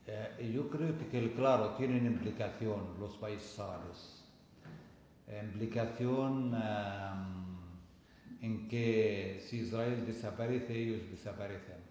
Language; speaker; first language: Spanish; non-native, fluent; Arabic